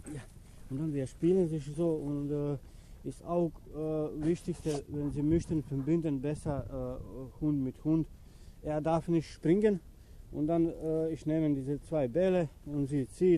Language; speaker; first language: German; non-native, learner; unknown